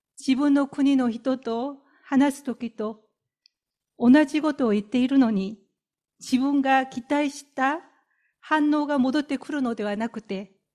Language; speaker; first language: Japanese; non-native, fluent; Korean